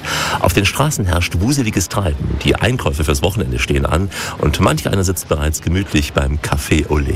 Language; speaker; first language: German; native; German